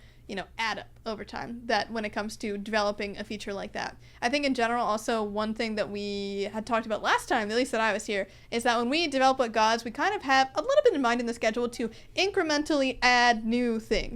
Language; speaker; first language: English; native; English